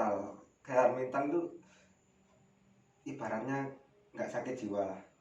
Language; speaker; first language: Indonesian; native; Indonesian